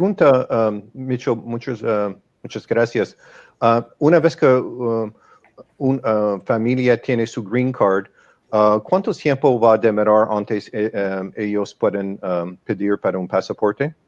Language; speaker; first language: Spanish; non-native, fluent; English